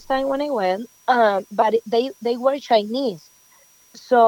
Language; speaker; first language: English; non-native, learner; Spanish